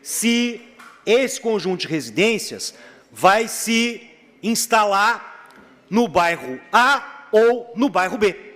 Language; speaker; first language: Portuguese; native; Portuguese